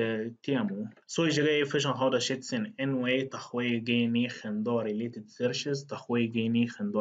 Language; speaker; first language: Chinese; non-native, fluent; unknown